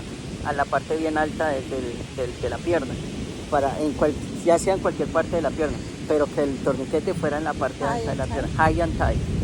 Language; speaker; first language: Spanish; native; Spanish